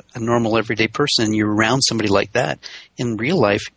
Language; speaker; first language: English; native; English